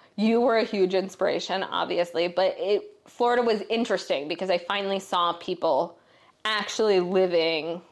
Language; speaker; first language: English; native; English